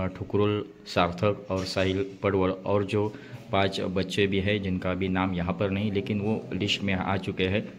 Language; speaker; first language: Hindi; non-native, local second language; Marathi